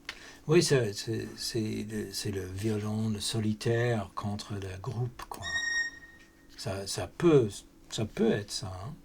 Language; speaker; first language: French; non-native, fluent; English